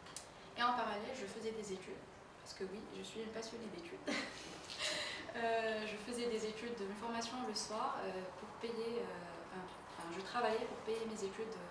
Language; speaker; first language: French; native; French